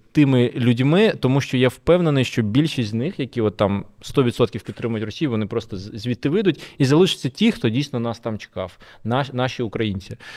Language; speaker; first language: Ukrainian; non-native, local second language; Russian